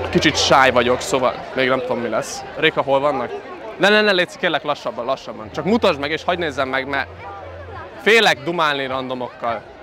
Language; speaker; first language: Hungarian; early bilingual, other home language; Chinese